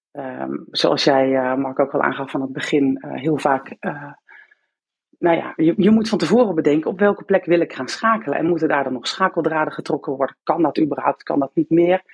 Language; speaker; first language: Dutch; native; Dutch